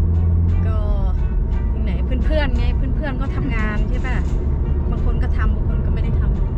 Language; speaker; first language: Thai; native; Thai